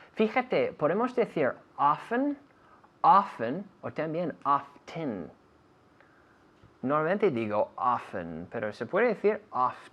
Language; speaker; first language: Spanish; non-native, fluent; English